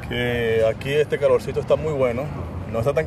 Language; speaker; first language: Spanish; native; Spanish